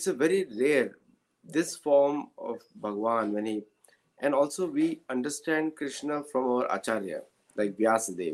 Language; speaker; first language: English; non-native, local second language; Marathi